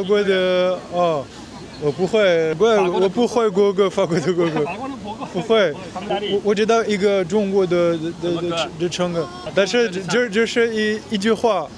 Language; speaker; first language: Chinese; non-native, learner; French